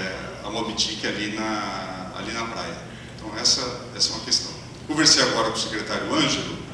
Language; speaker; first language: Portuguese; native; Portuguese